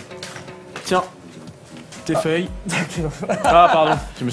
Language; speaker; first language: French; native; French